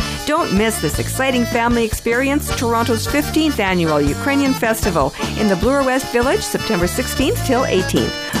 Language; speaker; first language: English; early bilingual, other home language; Ukrainian